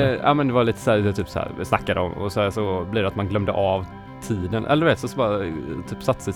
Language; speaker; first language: Swedish; native; Swedish